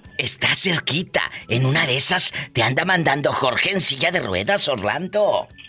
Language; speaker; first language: Spanish; native; Spanish